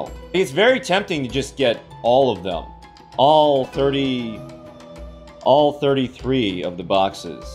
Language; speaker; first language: English; native; English